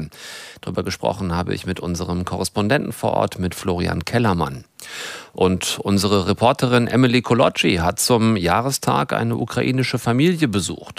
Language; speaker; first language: German; native; German